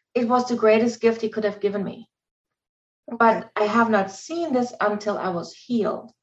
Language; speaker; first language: English; non-native, fluent; German